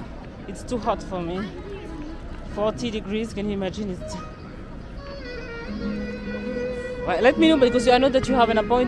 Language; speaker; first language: English; non-native, learner; French